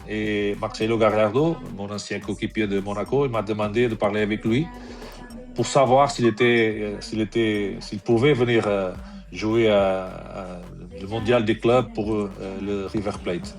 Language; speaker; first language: French; non-native, fluent; Portuguese